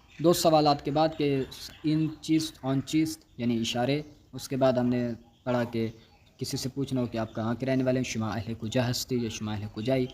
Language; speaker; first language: Urdu; native; Urdu